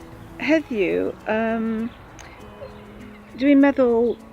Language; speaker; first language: Welsh; non-native, learner; English